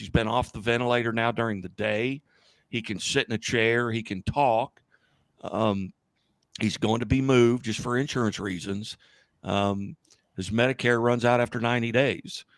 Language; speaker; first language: English; native; English